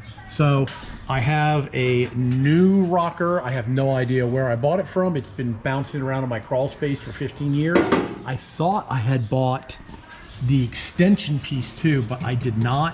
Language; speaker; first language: English; native; English